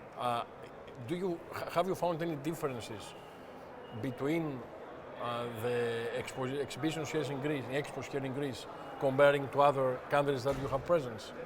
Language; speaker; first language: English; non-native, fluent; Greek